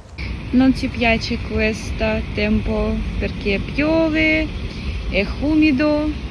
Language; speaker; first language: Italian; non-native, learner; Russian